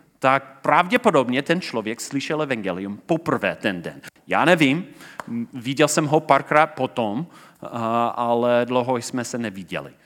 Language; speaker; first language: Czech; non-native, fluent; English